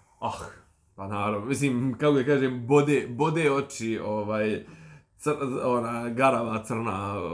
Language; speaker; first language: Serbian; native; Serbian